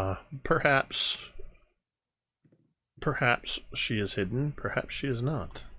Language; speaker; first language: English; native; English